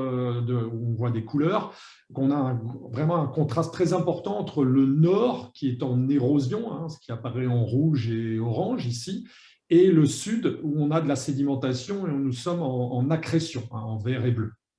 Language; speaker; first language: French; native; French